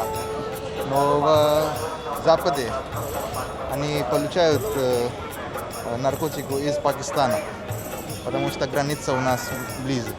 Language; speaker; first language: Russian; non-native, learner; Hindi